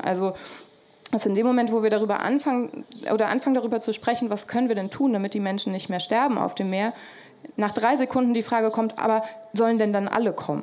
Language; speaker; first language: German; native; German